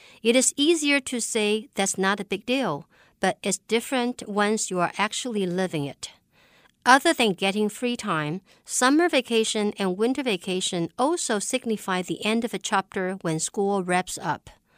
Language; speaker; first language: English; non-native, fluent; Chinese